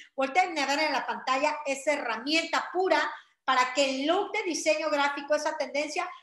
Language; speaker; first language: Spanish; native; Spanish